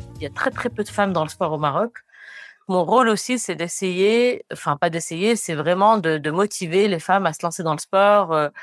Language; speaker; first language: French; non-native, local second language; Arabic